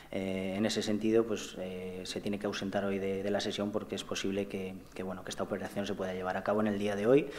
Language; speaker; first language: Spanish; native; Spanish